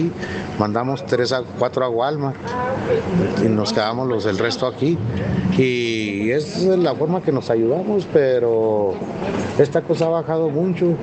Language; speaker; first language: Spanish; native; Spanish